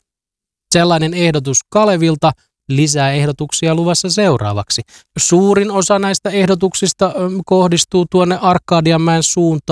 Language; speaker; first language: Finnish; native; Finnish